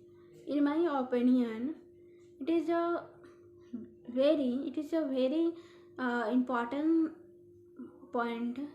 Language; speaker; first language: English; non-native, learner; Hindi